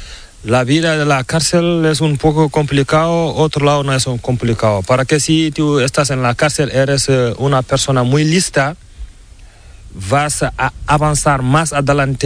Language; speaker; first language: Spanish; non-native, learner; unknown